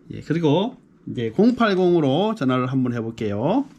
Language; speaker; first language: Korean; native; Korean